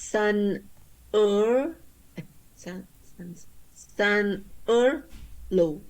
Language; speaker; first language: Chinese; non-native, learner; Indonesian